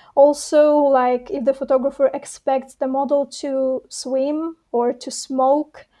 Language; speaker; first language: English; non-native, fluent; Russian